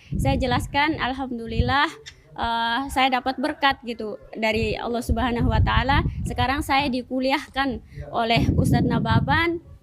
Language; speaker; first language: Indonesian; non-native, local second language; Tetum